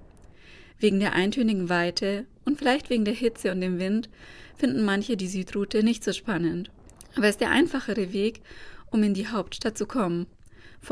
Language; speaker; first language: German; native; German